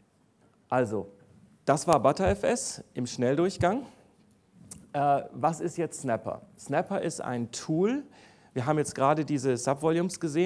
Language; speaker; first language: German; native; German